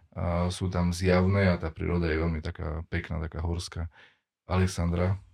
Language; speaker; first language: Slovak; native; Slovak